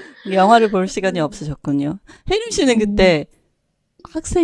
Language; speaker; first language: Korean; native; Korean